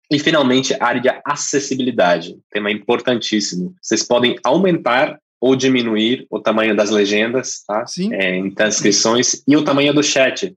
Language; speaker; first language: Portuguese; non-native, fluent; English